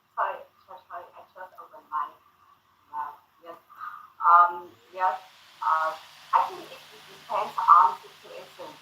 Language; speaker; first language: English; non-native, learner; Thai